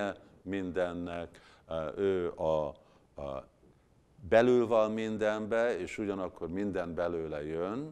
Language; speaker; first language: Hungarian; early bilingual, heritage; Hungarian